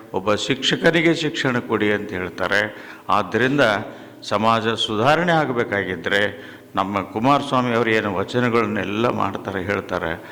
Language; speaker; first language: Kannada; native; Kannada